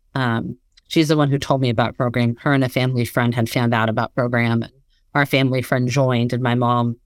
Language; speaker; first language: English; native; English